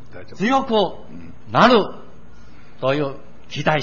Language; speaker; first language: Japanese; non-native, learner; Min Nan Chinese